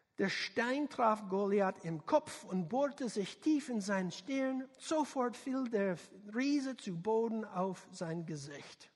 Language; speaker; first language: German; non-native, learner; English